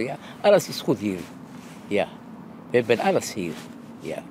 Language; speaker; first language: Dutch; non-native, learner; Somali